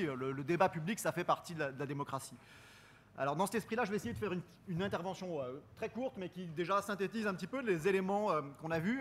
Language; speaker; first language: French; native; French